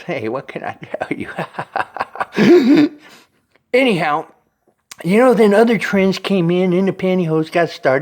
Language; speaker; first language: English; native; English